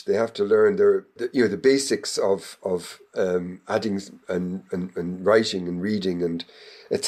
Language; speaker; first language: English; native; English